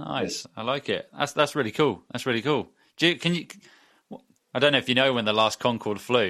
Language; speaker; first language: English; native; English